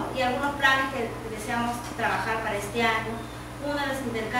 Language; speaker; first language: Spanish; native; Spanish